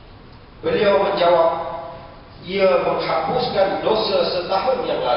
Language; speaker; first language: Malay; native; Malay